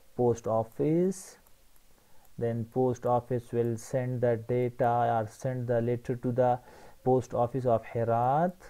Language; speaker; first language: English; non-native, fluent; Persian